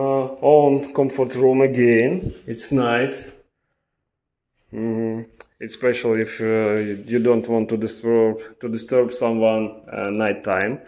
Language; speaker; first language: English; non-native, learner; Russian